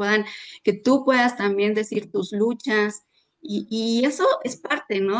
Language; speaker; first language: Spanish; native; Spanish